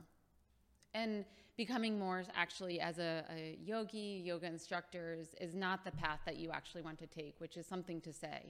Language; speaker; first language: English; native; English